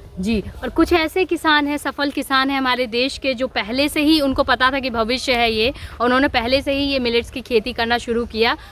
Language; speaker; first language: Hindi; native; Hindi